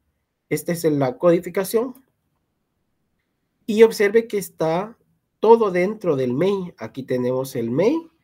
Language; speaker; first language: Spanish; native; Spanish